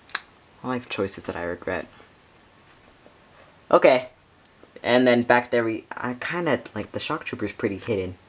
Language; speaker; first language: English; native; English